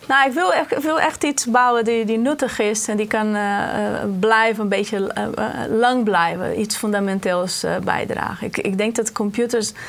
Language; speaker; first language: Dutch; non-native, fluent; Portuguese